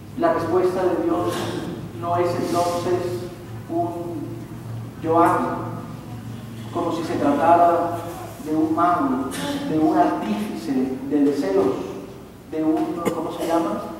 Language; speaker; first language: Spanish; native; Spanish